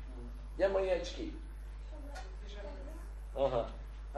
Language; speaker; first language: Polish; non-native, learner; Russian